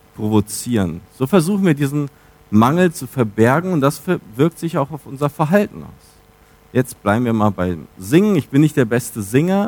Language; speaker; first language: German; native; German